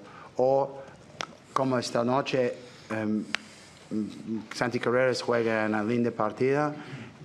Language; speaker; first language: Italian; non-native, learner; English